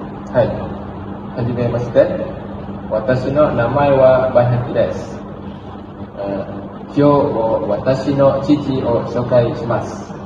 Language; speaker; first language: Japanese; non-native, learner; Malay